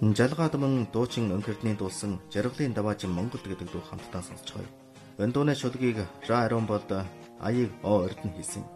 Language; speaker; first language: Mongolian; native; Mongolian